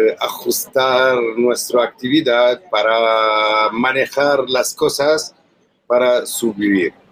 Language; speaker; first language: Spanish; non-native, learner; Arabic